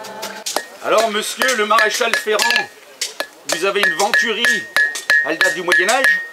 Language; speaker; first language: French; native; French